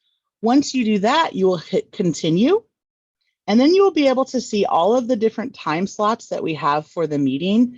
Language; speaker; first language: English; native; English